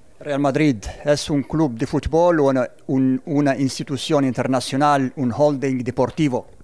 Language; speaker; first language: Spanish; non-native, learner; Arabic